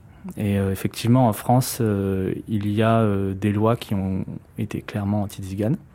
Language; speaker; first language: French; native; French